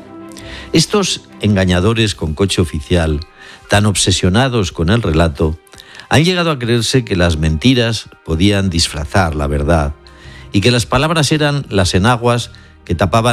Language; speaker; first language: Spanish; native; Spanish